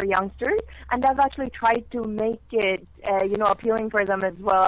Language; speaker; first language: English; non-native, fluent; Norwegian